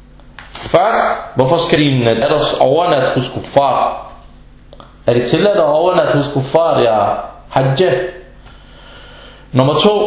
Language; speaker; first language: Danish; non-native, fluent; Arabic